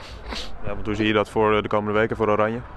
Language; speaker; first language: Dutch; native; Dutch